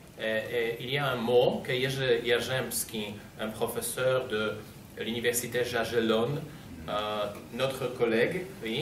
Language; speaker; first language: French; non-native, fluent; Polish